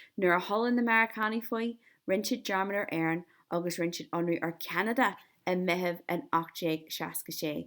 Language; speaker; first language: Irish; native; Irish